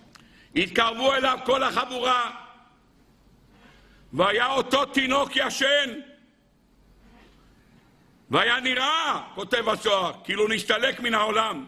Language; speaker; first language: Hebrew; native; Hebrew